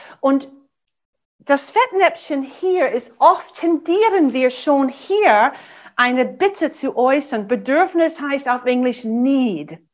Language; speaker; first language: German; non-native, fluent; English